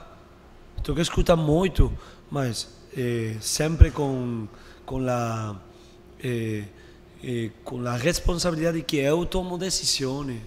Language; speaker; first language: Portuguese; non-native, learner; Spanish